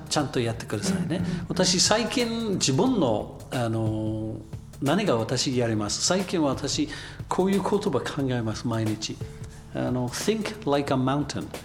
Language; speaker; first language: Japanese; non-native, learner; English